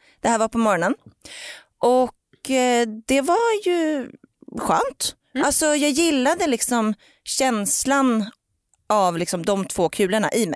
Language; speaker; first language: Swedish; native; Swedish